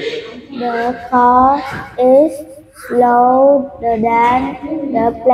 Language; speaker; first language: English; non-native, learner; Vietnamese